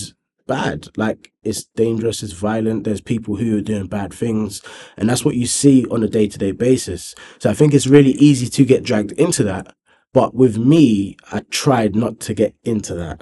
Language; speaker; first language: English; native; English